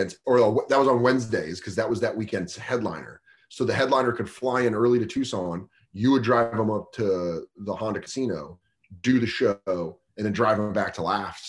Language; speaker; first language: English; native; English